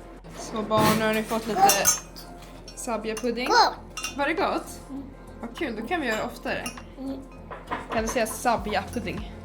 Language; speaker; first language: Swedish; native; Swedish